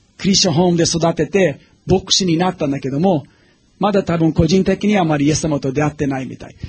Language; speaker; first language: Japanese; non-native, fluent; English